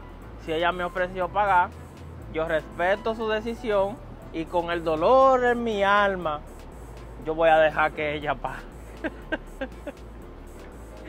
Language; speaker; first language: Spanish; native; Spanish